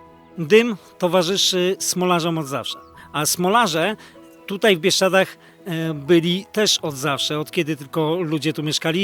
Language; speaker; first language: Polish; native; Polish